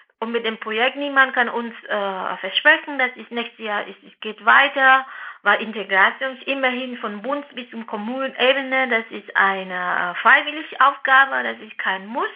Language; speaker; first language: German; non-native, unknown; Vietnamese